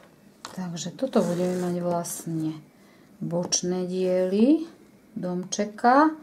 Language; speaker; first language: Slovak; native; Slovak